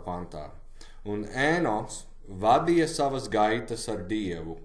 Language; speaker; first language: Latvian; non-native, learner; English